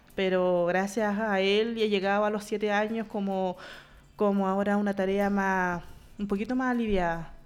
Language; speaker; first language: Spanish; native; Spanish